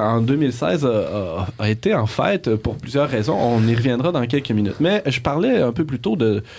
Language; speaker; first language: French; native; French